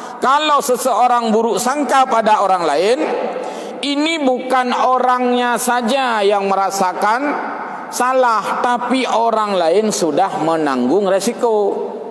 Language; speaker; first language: Malay; non-native, local second language; Achinese